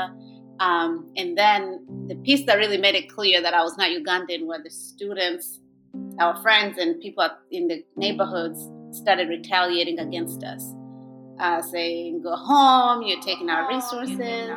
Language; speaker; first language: English; non-native, local second language; Kinyarwanda